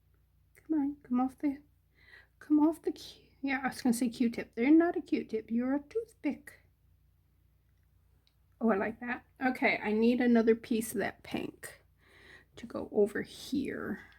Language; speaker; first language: English; native; English